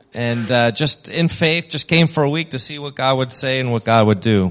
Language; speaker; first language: English; native; English